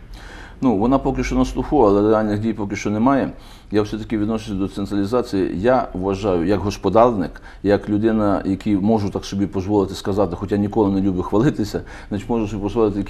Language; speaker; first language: Ukrainian; native; Ukrainian